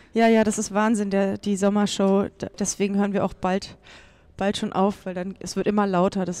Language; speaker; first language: German; native; German